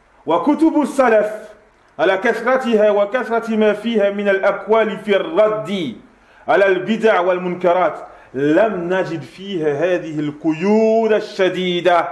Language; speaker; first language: Arabic; non-native, fluent; French